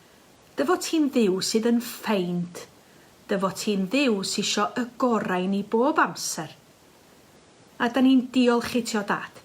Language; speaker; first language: Welsh; native; Welsh